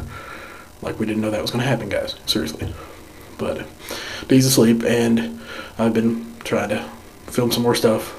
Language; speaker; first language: English; native; English